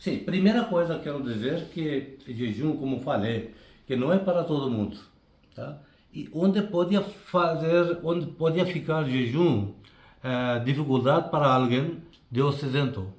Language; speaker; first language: Portuguese; non-native, fluent; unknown